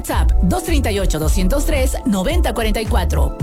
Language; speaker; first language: Spanish; native; Spanish